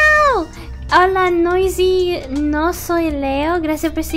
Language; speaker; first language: Spanish; early bilingual, heritage; Spanish